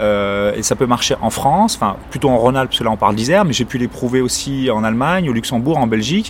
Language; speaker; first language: French; native; French